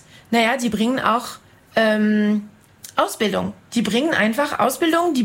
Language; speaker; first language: German; non-native, fluent; French